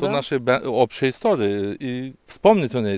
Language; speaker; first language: Polish; non-native, learner; Lithuanian